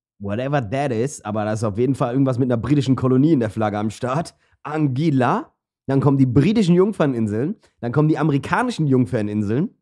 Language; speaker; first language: German; early bilingual, other home language; Turkish